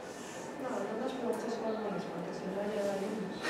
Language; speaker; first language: Spanish; native; Spanish